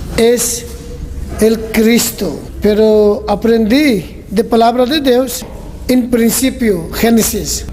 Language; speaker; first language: Spanish; non-native, learner; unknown